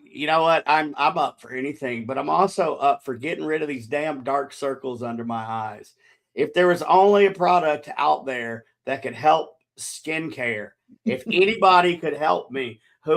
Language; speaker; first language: English; native; English